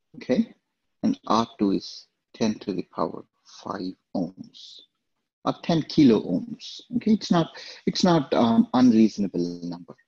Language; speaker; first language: English; non-native, local second language; Telugu